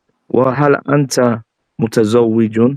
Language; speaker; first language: Arabic; non-native, learner; English